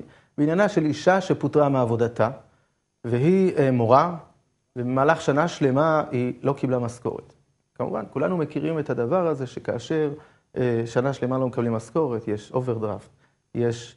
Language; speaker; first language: Hebrew; native; Hebrew